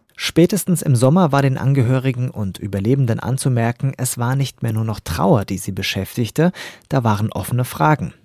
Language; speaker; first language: German; native; German